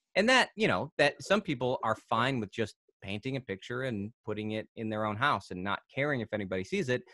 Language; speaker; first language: English; native; English